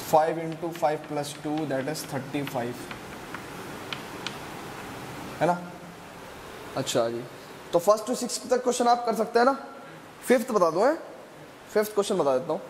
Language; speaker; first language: Hindi; native; Hindi